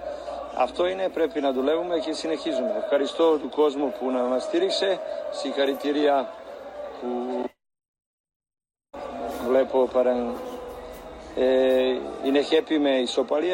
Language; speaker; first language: Greek; non-native, learner; Serbian